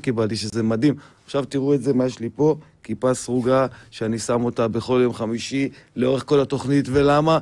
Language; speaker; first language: Hebrew; native; Hebrew